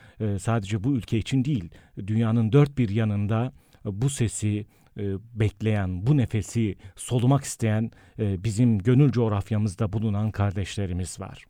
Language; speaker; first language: Turkish; native; Turkish